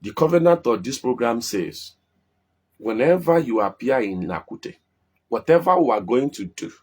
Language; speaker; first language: English; non-native, local second language; Yoruba